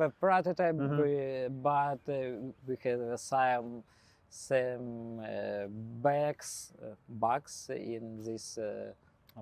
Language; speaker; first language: English; non-native, learner; Belarusian